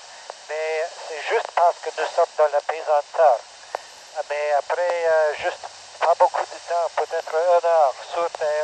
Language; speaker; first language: French; non-native, local second language; English